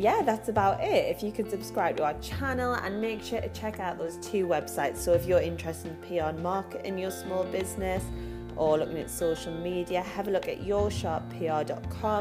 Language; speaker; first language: English; native; English